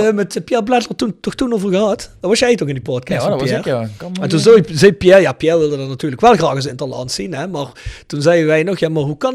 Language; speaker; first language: Dutch; native; Dutch